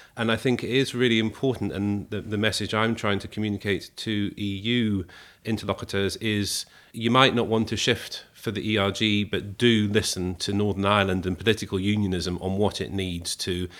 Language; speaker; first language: English; native; English